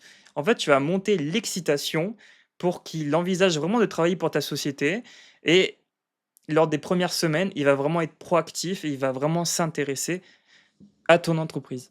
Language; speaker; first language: French; native; French